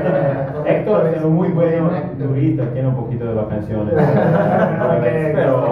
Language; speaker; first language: Spanish; non-native, learner; Italian